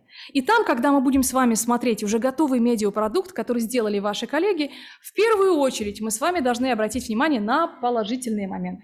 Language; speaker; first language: Russian; native; Russian